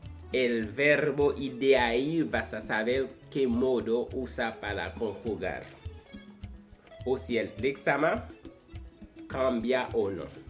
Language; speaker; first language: Spanish; non-native, fluent; Haitian Creole